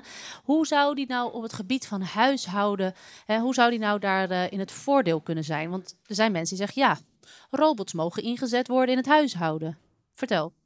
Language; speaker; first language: Dutch; native; Dutch